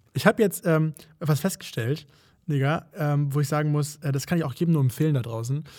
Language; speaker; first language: German; native; German